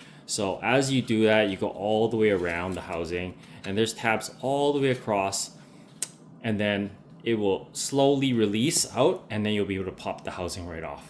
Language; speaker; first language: English; native; English